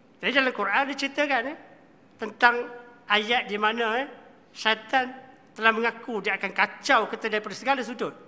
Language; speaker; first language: Malay; native; Malay